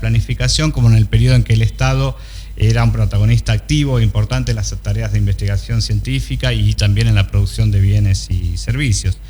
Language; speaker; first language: Spanish; native; Spanish